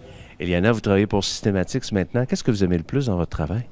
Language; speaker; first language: French; native; French